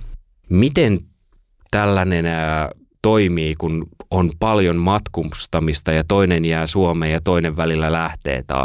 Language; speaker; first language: Finnish; native; Finnish